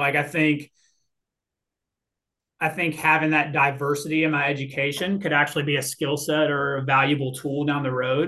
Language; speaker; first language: English; native; English